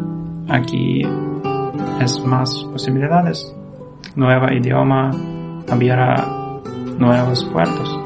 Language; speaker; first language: Spanish; non-native, learner; Ukrainian